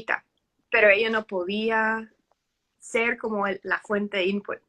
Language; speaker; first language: Spanish; early bilingual, heritage; English